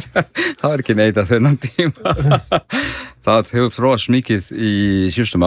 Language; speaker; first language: Icelandic; non-native, fluent; Spanish